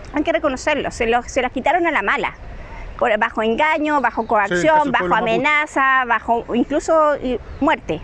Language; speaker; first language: Spanish; native; Spanish